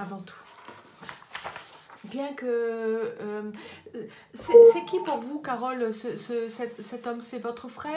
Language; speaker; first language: French; native; French